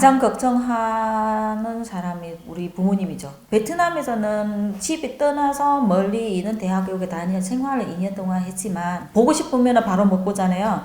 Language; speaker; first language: Korean; non-native, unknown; Vietnamese